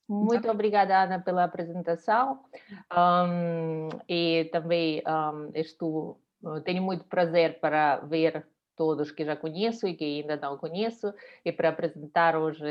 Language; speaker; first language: Portuguese; non-native, fluent; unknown